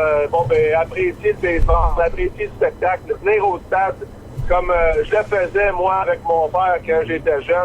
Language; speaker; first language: French; native; French